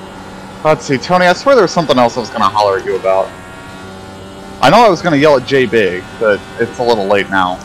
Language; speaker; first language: English; native; English